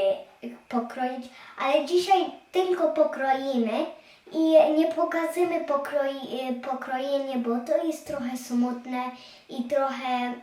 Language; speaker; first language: Polish; early bilingual, heritage; Polish